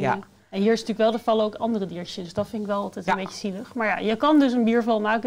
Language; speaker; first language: Dutch; native; Dutch